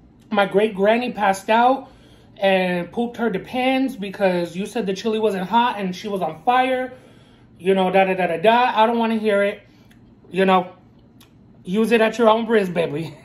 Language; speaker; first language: English; early bilingual, other home language; Spanish